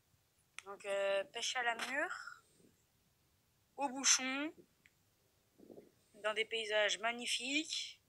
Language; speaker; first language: French; native; French